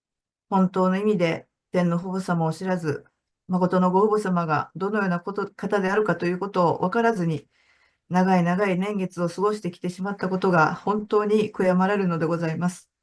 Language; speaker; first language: Japanese; native; Japanese